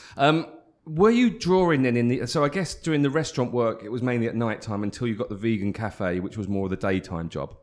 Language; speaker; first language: English; native; English